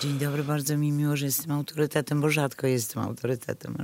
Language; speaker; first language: Polish; native; Polish